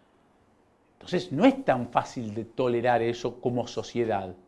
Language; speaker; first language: Spanish; native; Spanish